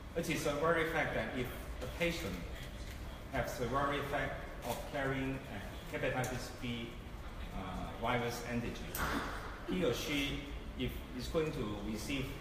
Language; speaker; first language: English; non-native, local second language; Cantonese